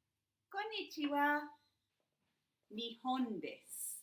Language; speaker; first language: Japanese; non-native, fluent; English